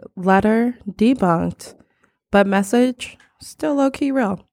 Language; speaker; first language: English; early bilingual, other home language; Krio